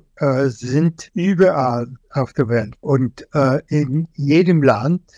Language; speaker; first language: German; non-native, fluent; English